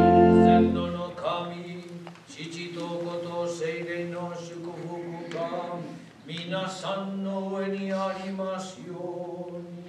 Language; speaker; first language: Japanese; non-native, fluent; Spanish